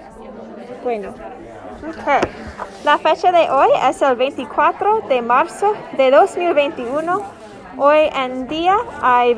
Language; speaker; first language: Spanish; non-native, fluent; English